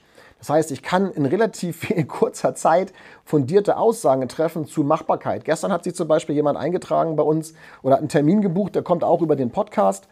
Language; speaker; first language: German; native; German